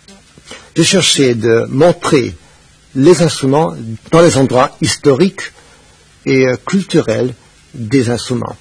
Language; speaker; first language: French; non-native, fluent; Spanish